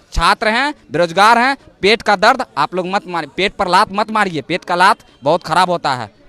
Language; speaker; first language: Hindi; native; Hindi